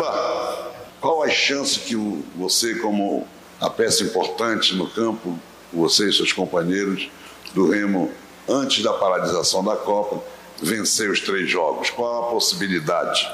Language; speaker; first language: Portuguese; native; Portuguese